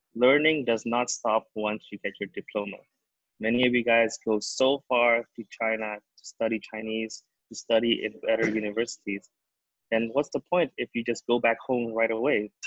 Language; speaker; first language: English; non-native, fluent; Indonesian